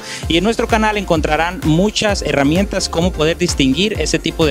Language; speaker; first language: Spanish; native; Spanish